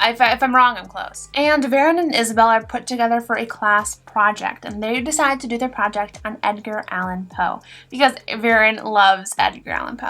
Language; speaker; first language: English; native; English